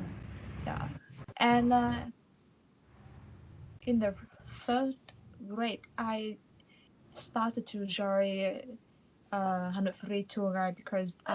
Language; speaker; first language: English; non-native, learner; Vietnamese